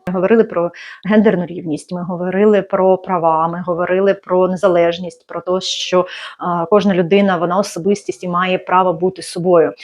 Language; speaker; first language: Ukrainian; native; Ukrainian